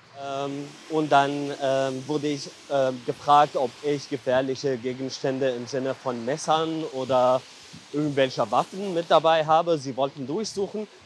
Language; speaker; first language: German; non-native, fluent; Arabic